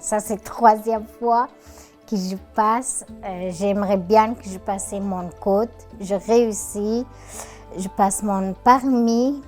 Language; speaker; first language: French; non-native, learner; Persian